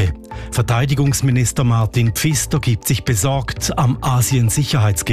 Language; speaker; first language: German; native; German